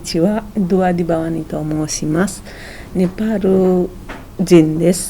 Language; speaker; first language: Japanese; non-native, fluent; Nepali